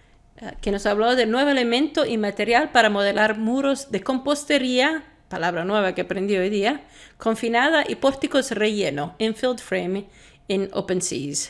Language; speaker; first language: Spanish; non-native, fluent; Italian